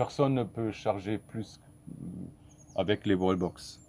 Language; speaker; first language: French; non-native, fluent; German